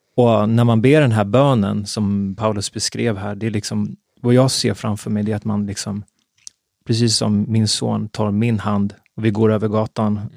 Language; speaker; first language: Swedish; native; Swedish